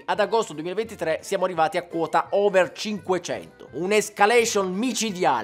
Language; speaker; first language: Italian; native; Italian